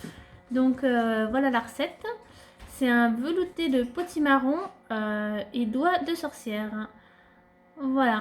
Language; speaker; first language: French; native; French